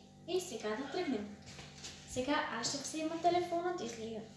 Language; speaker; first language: Bulgarian; early bilingual, heritage; Bulgarian